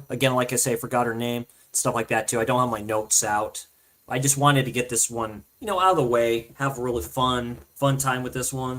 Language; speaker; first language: English; native; English